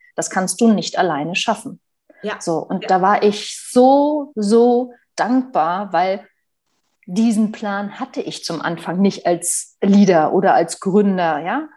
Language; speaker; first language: German; native; German